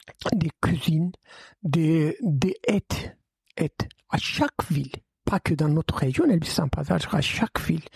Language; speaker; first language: French; non-native, fluent; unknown